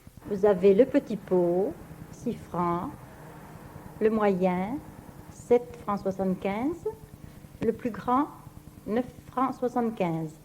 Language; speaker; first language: French; native; French